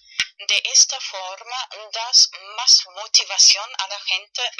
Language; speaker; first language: Spanish; non-native, fluent; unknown